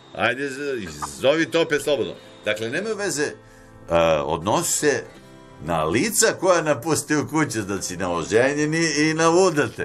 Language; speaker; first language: Serbian; native; Serbian